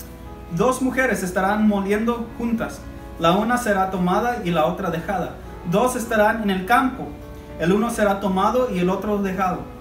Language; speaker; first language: Spanish; early bilingual, heritage; Spanish